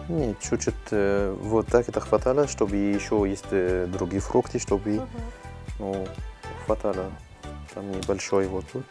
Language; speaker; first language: Russian; non-native, learner; Arabic